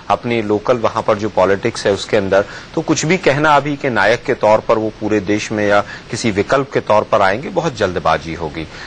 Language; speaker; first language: Hindi; native; Hindi